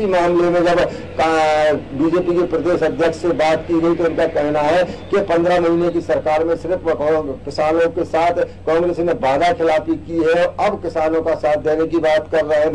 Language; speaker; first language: Hindi; native; Hindi